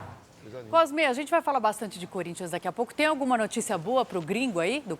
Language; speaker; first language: Portuguese; native; Portuguese